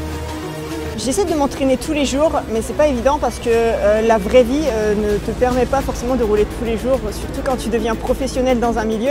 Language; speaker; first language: French; native; French